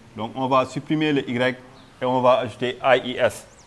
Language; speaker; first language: French; non-native, local second language; Wolof